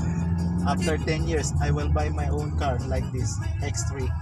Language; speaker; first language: English; non-native, learner; German